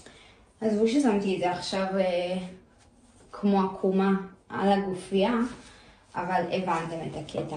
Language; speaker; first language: Hebrew; native; Hebrew